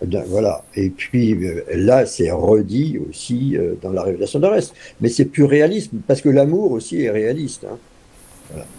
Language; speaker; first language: French; native; French